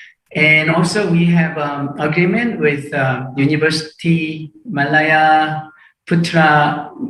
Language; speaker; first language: English; non-native, fluent; Korean